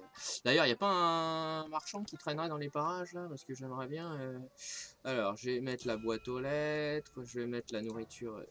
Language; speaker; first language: French; native; French